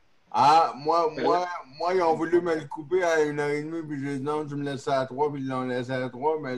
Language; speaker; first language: French; native; French